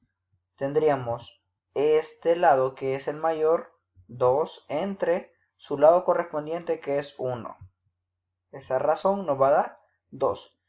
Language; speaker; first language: Spanish; native; Spanish